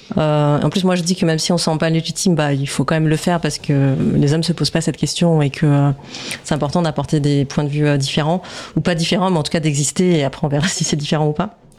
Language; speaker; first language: French; native; French